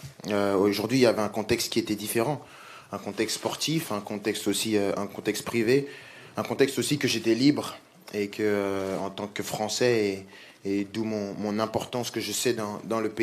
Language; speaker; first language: French; native; French